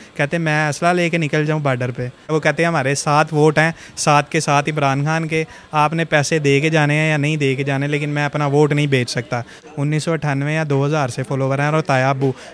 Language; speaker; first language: Urdu; non-native, local second language; Punjabi